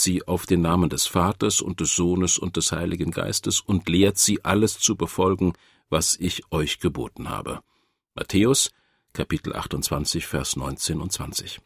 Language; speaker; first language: German; native; German